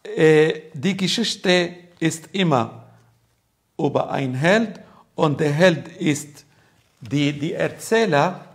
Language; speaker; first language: German; non-native, learner; Arabic